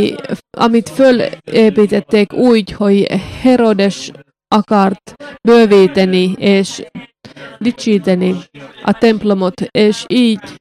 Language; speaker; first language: Hungarian; non-native, learner; Finnish